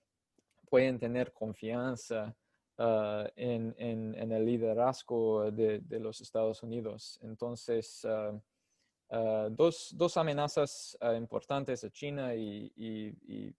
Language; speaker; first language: Spanish; non-native, fluent; English